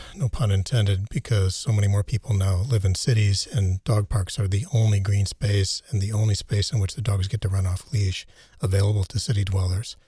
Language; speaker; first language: English; native; English